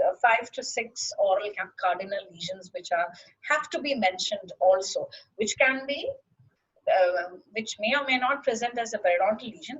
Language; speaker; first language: English; non-native, local second language; Malayalam